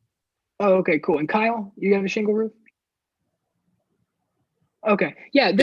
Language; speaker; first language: English; native; English